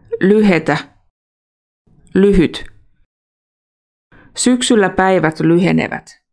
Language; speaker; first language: Finnish; non-native, fluent; Russian